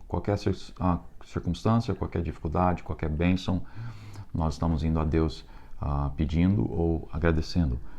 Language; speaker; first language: Portuguese; non-native, fluent; English